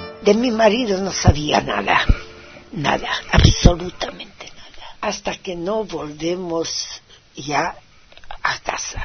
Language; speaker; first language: Spanish; non-native, fluent; Hungarian